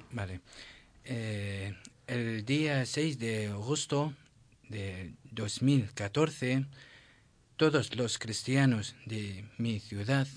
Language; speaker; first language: Spanish; non-native, learner; Assyrian Neo-Aramaic